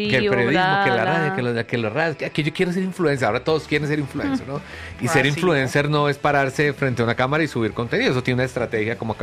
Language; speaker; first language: Spanish; native; Spanish